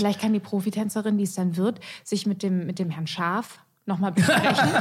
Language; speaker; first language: German; native; German